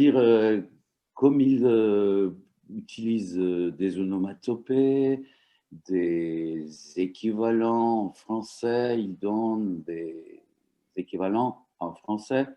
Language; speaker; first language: French; non-native, fluent; Turkish